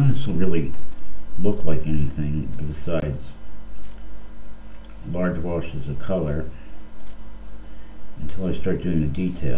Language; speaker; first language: English; native; English